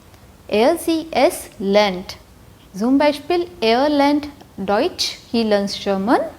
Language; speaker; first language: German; non-native, fluent; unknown